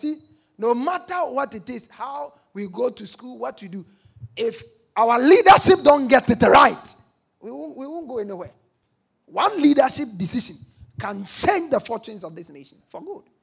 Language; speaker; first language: English; non-native, local second language; Akan